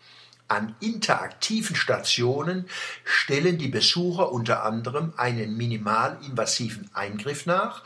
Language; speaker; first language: German; native; German